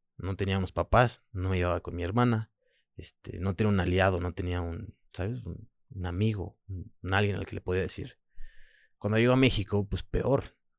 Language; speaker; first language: Spanish; early bilingual, other home language; French